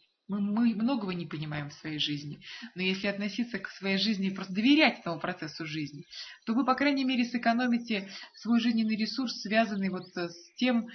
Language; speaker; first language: Russian; native; Russian